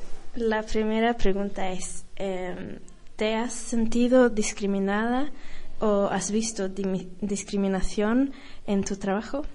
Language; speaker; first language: Spanish; non-native, fluent; Swedish